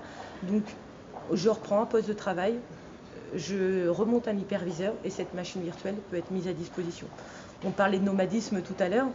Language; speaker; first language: French; native; French